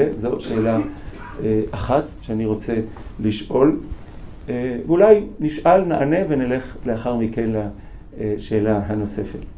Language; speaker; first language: Hebrew; native; Hebrew